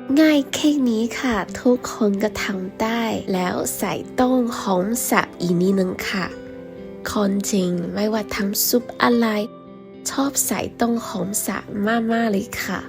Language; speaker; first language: Thai; non-native, fluent; Chinese